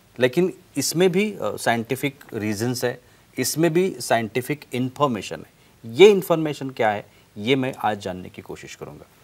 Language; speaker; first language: Hindi; non-native, local second language; Marathi